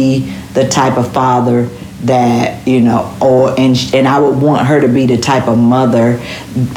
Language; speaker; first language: English; native; English